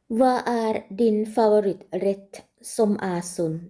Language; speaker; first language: Norwegian; non-native, learner; Thai